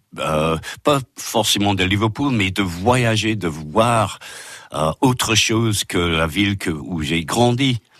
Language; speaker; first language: French; non-native, fluent; English